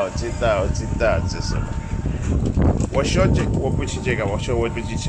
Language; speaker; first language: Chinese; non-native, learner; Tsonga